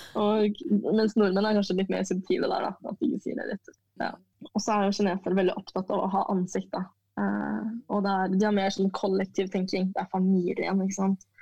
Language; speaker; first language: Norwegian; early bilingual, other home language; Chinese